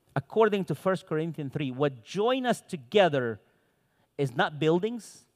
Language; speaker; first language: English; non-native, fluent; Arabic